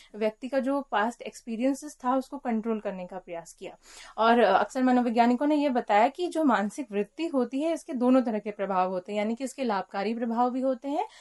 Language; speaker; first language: Hindi; native; Hindi